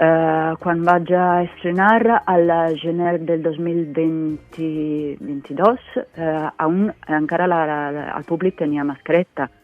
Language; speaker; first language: Catalan; non-native, fluent; Italian